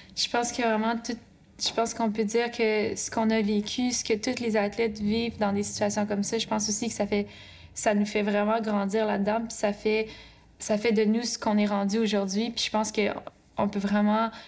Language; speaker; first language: French; native; French